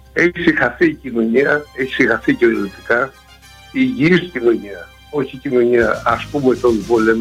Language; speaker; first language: Greek; native; Greek